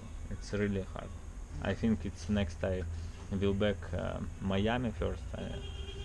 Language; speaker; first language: English; non-native, learner; Russian